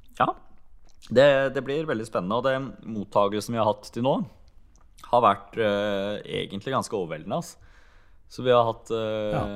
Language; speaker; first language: Norwegian; early bilingual, other home language; Hungarian